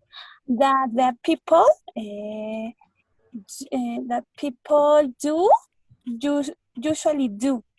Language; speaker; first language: English; non-native, learner; Spanish